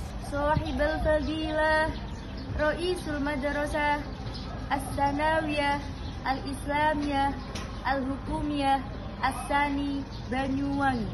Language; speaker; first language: Arabic; non-native, learner; Indonesian